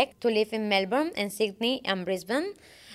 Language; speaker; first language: English; non-native, learner; Spanish